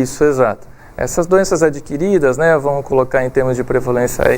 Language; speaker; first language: Portuguese; native; Portuguese